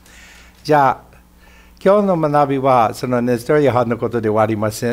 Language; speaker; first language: Japanese; non-native, fluent; English